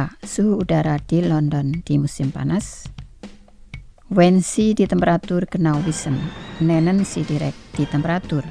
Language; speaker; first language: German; non-native, fluent; Indonesian